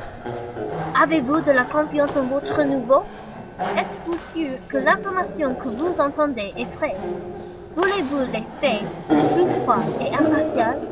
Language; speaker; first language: French; non-native, learner; English